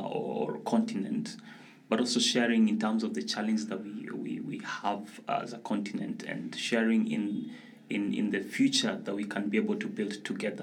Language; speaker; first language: English; non-native, local second language; Luo (Kenya and Tanzania)